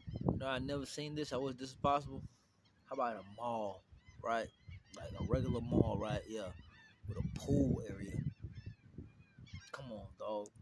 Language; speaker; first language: English; native; English